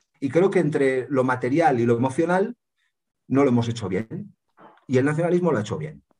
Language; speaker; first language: Spanish; native; Spanish